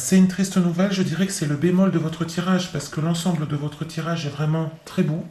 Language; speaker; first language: French; native; French